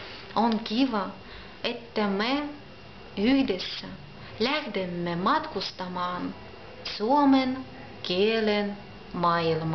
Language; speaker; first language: Finnish; non-native, fluent; Russian